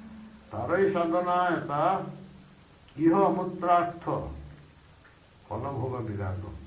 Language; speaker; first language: Russian; non-native, learner; Bangla